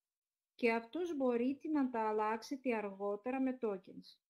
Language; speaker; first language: Greek; non-native, fluent; Russian